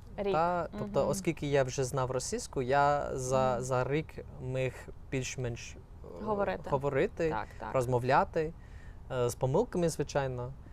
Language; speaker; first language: Ukrainian; non-native, fluent; English